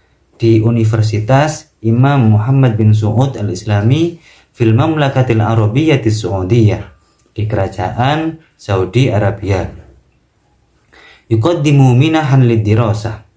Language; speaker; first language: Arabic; non-native, learner; Indonesian